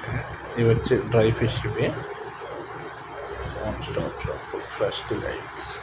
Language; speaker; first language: Telugu; native; Telugu